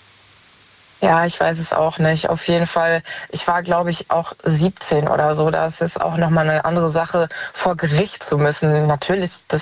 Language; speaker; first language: German; native; German